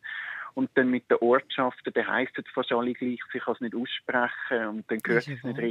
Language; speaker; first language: German; native; German